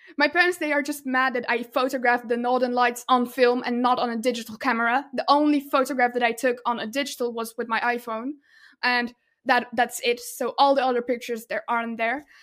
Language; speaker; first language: English; non-native, fluent; Russian